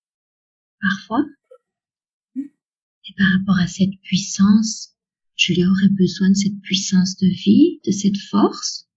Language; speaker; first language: French; native; French